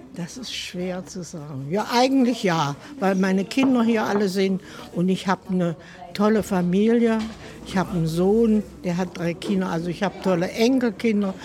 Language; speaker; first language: German; native; German